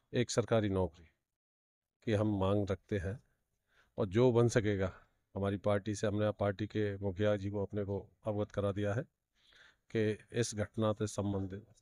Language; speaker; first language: Hindi; native; Hindi